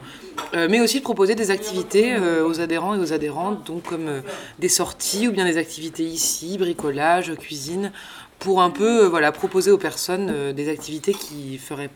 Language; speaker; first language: French; native; French